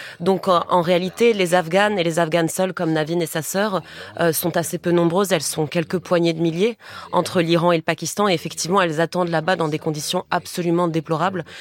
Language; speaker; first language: French; native; French